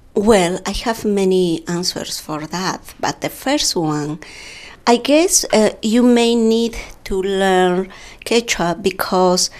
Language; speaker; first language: English; non-native, fluent; Quechua